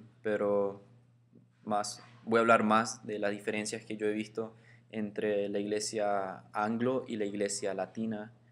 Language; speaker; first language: Spanish; early bilingual, heritage; Spanish